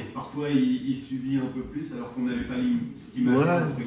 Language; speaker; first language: French; native; French